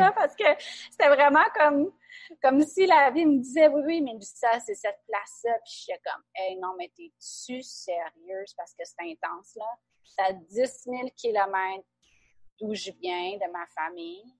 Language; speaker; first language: French; native; French